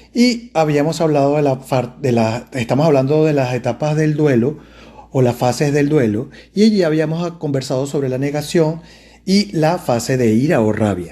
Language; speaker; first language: Spanish; native; Spanish